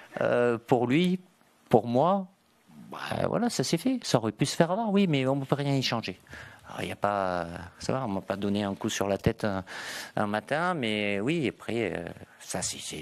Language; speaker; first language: French; native; French